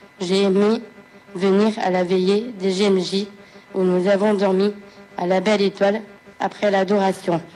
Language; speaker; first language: French; native; French